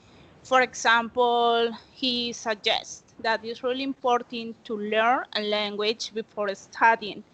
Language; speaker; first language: English; non-native, learner; Spanish